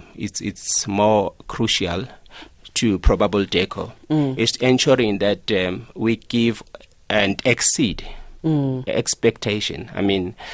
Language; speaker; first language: English; non-native, local second language; Northern Sotho